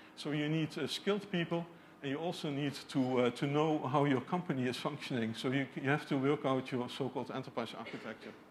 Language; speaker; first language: English; non-native, fluent; Dutch